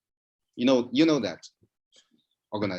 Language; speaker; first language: English; non-native, learner; Chinese